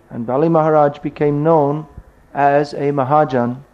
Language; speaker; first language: English; native; English